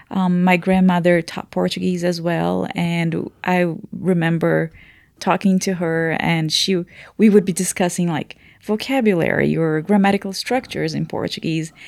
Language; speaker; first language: English; non-native, fluent; Portuguese